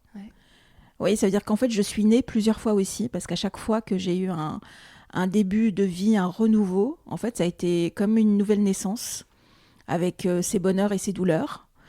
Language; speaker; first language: French; early bilingual, other home language; Arabic